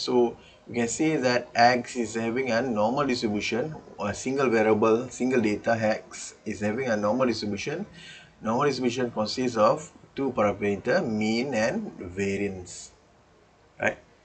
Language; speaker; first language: English; non-native, local second language; Malay